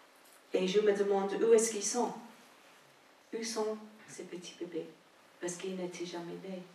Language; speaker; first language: French; non-native, fluent; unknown